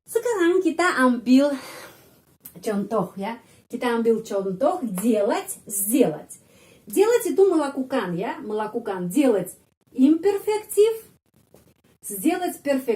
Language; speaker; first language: Indonesian; non-native, fluent; Russian